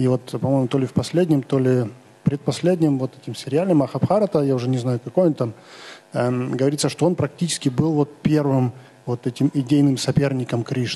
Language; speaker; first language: Russian; native; Russian